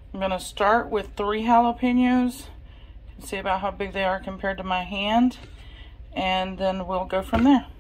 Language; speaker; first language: English; native; English